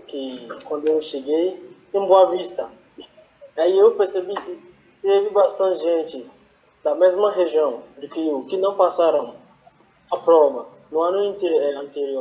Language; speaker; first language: Portuguese; non-native, fluent; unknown